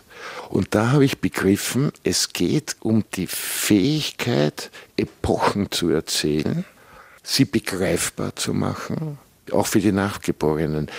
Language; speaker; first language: German; native; German